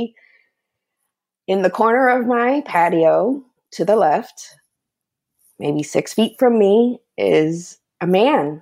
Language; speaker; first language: English; native; English